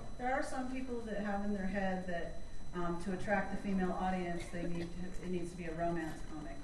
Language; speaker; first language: English; native; English